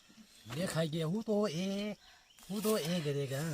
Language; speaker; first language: Hindi; non-native, local second language; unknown